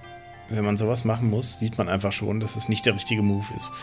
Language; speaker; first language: German; native; German